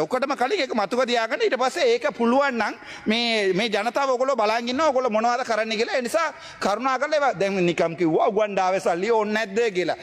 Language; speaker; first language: Sinhala; non-native, local second language; Tamil